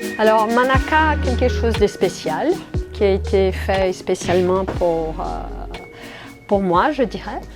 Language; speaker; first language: French; non-native, fluent; Portuguese